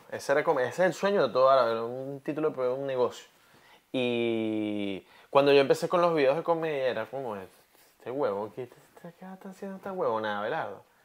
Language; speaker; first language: Spanish; native; Spanish